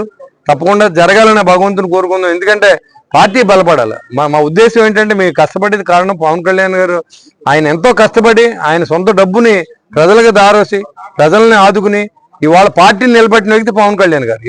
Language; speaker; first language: Telugu; native; Telugu